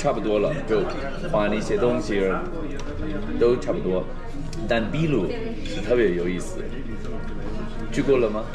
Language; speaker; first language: Chinese; non-native, fluent; English